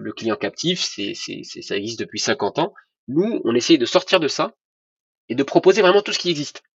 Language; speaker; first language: French; non-native, local second language; Arabic